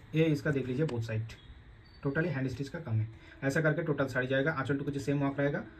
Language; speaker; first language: Hindi; non-native, local second language; Bangla